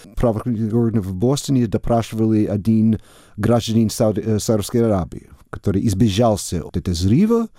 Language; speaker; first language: Russian; non-native, fluent; English